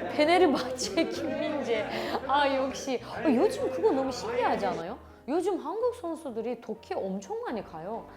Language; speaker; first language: Korean; non-native, fluent; Turkish